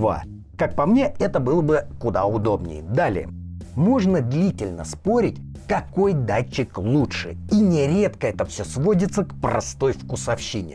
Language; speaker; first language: Russian; native; Russian